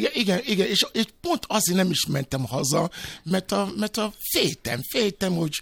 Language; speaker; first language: Hungarian; non-native, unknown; Yoruba